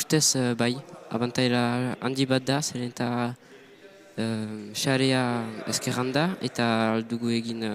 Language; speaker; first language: Basque; non-native, local second language; French